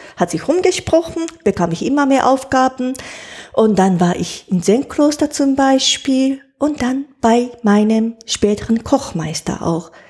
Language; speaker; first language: German; non-native, fluent; Japanese